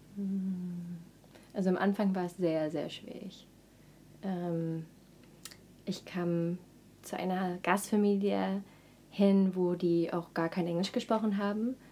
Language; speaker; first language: German; non-native, fluent; English